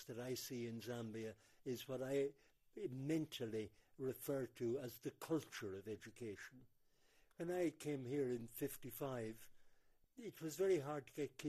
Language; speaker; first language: English; native; English